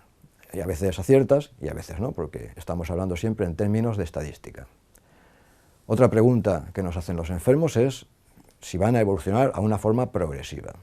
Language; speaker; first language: Spanish; native; Spanish